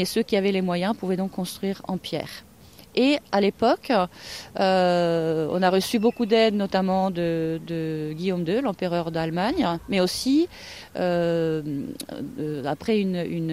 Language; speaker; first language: French; non-native, fluent; Norwegian